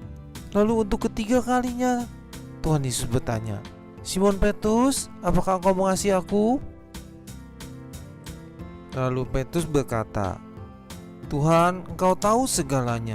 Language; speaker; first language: Indonesian; native; Indonesian